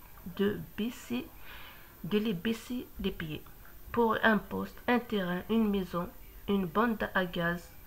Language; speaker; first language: French; non-native, local second language; Kabyle